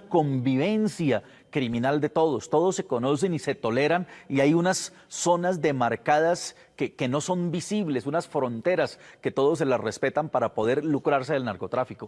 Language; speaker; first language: Spanish; native; Spanish